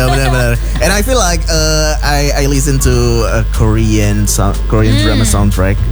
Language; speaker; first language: English; non-native, fluent; Indonesian